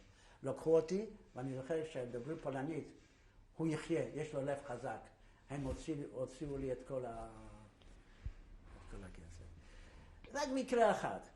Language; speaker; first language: Hebrew; non-native, fluent; Yiddish